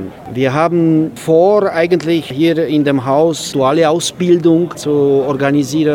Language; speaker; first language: German; non-native, fluent; Romanian